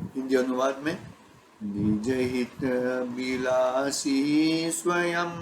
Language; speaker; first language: Hindi; non-native, local second language; Gujarati